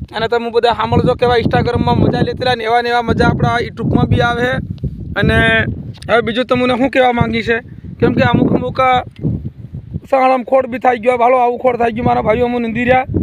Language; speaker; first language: Gujarati; non-native, local second language; Bhili